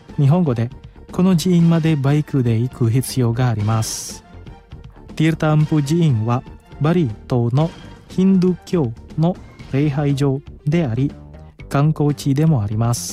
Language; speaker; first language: Japanese; non-native, fluent; Indonesian